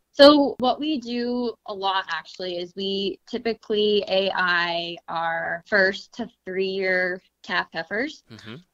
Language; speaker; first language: English; native; English